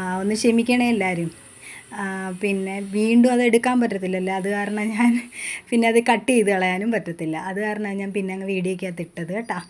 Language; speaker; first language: Malayalam; native; Malayalam